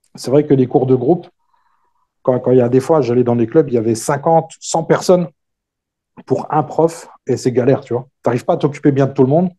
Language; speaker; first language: French; native; French